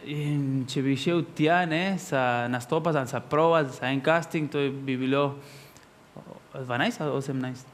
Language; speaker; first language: Slovenian; non-native, learner; Spanish